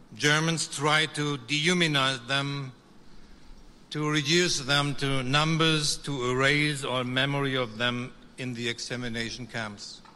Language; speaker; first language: English; non-native, fluent; German